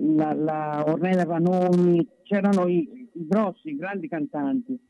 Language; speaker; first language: Italian; native; Italian